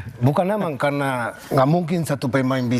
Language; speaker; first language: Indonesian; non-native, local second language; Spanish